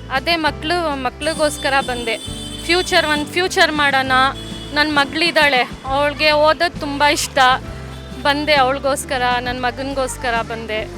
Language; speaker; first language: Kannada; non-native, local second language; Urdu